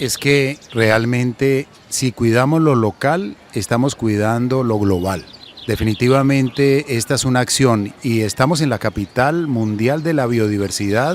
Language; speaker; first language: Spanish; native; Spanish